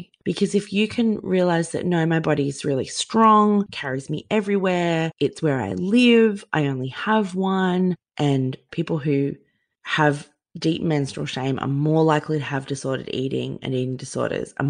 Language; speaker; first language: English; native; English